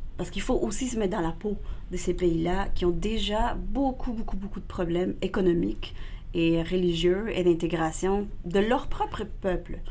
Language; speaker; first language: French; non-native, fluent; Spanish